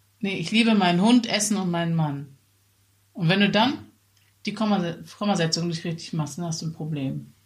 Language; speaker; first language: German; native; German